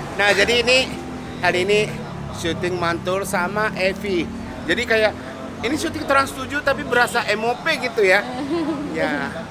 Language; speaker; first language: Indonesian; non-native, fluent; Japanese